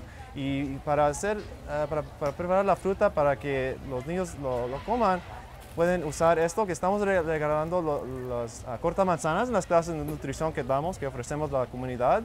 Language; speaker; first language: Spanish; early bilingual, heritage; Spanish